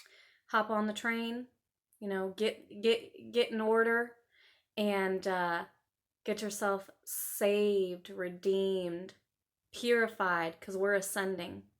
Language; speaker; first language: English; native; English